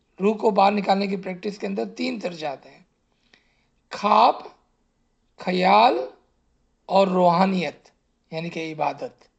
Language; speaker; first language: Urdu; non-native, local second language; Gujarati